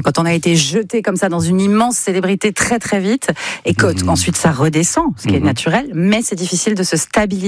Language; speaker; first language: French; native; French